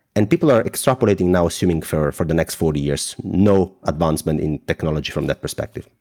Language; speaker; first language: English; non-native, fluent; Italian